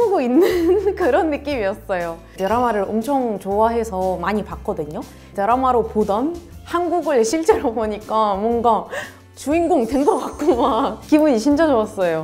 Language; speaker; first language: Korean; non-native, fluent; Arabic